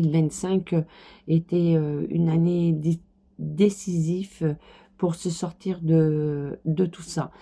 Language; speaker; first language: French; native; French